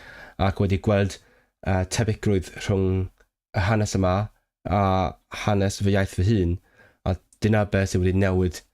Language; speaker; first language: Welsh; non-native, fluent; Cantonese